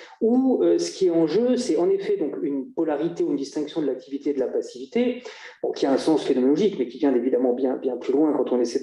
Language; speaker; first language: French; native; French